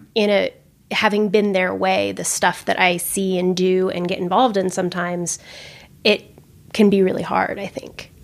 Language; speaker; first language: English; native; English